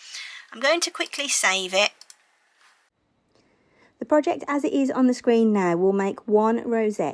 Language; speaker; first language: English; native; English